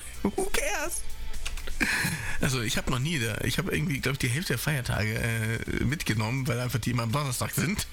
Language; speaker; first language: German; native; German